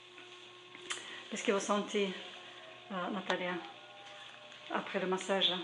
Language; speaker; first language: French; non-native, learner; Russian